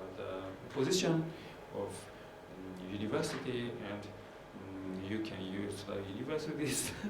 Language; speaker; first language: English; non-native, learner; Japanese